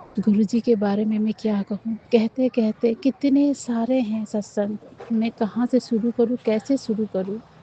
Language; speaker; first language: Hindi; non-native, local second language; Nepali